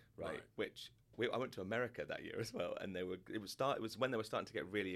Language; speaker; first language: English; native; English